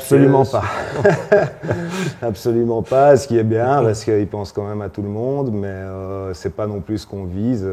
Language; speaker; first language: French; native; French